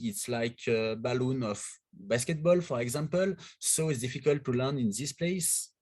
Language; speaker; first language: English; non-native, learner; French